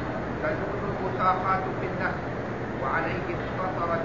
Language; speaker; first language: Arabic; native; Arabic